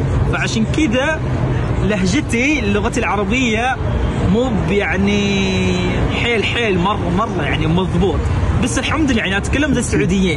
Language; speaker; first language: Arabic; non-native, fluent; Filipino